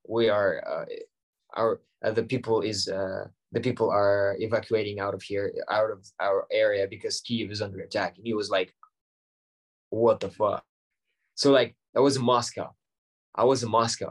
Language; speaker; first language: English; non-native, fluent; Ukrainian